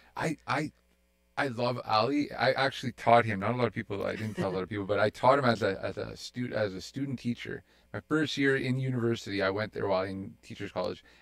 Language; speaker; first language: English; native; English